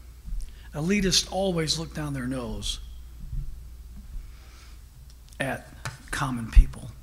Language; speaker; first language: English; native; English